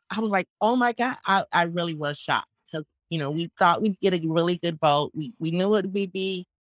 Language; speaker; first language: English; native; English